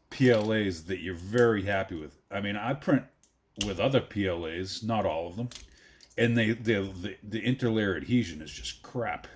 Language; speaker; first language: English; native; English